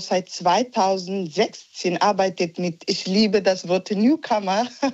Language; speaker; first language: German; non-native, learner; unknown